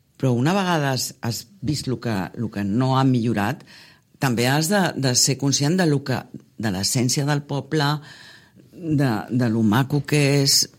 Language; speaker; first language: Catalan; non-native, fluent; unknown